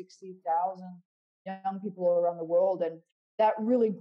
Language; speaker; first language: English; native; English